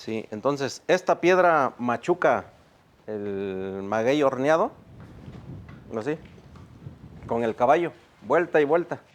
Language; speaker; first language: Spanish; native; Spanish